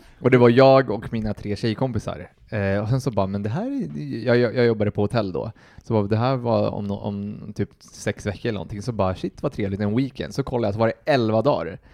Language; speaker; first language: Swedish; native; Swedish